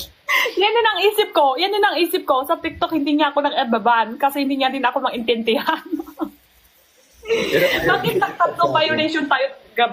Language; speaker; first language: Filipino; non-native, learner; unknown